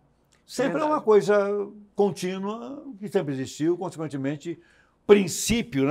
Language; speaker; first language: Portuguese; native; Portuguese